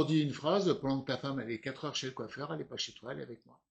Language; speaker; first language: French; native; French